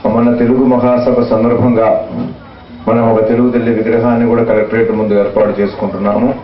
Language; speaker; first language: Telugu; non-native, fluent; Malayalam